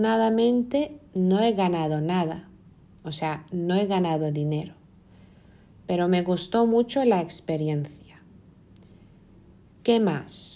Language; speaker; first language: Spanish; non-native, fluent; Lithuanian